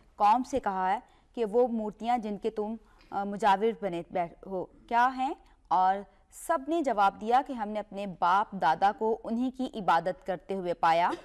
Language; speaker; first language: Urdu; native; Urdu